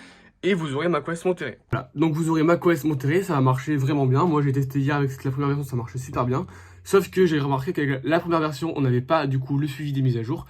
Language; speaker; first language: French; native; French